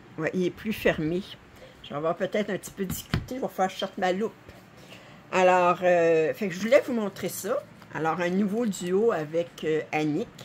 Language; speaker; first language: French; native; French